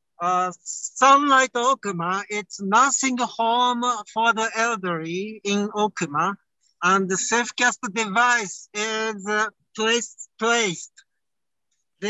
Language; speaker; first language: English; non-native, learner; Japanese